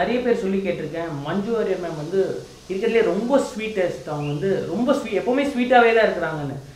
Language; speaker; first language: Tamil; native; Tamil